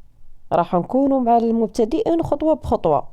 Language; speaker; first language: Arabic; native; Arabic